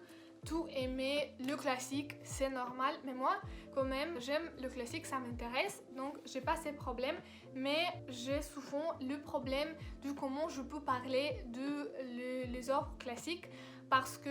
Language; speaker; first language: French; non-native, learner; Russian